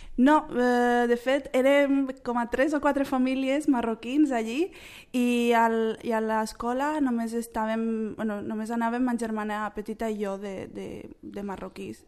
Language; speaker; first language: Catalan; early bilingual, other home language; Arabic